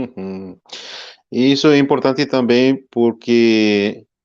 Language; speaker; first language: Portuguese; non-native, fluent; Spanish